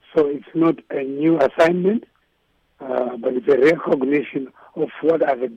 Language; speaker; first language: English; non-native, local second language; Shona